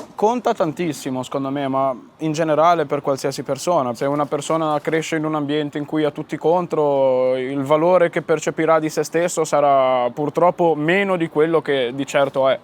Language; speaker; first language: Italian; early bilingual, other home language; Arabic